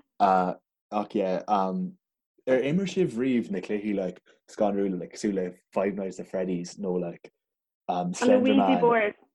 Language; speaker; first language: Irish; native; Irish